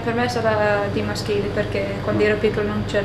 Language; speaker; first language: Italian; non-native, fluent; English